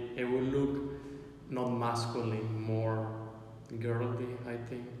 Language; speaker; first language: English; non-native, fluent; Spanish